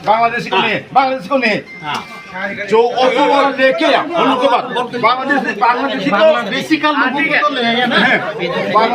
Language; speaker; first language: Hindi; non-native, local second language; Kok Borok